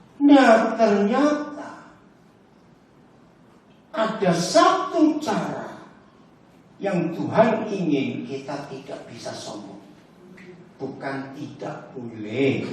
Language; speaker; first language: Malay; non-native, local second language; Javanese